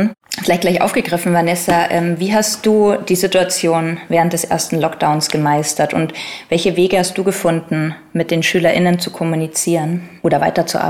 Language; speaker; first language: German; native; German